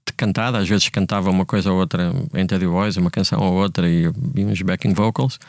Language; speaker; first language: Portuguese; native; Portuguese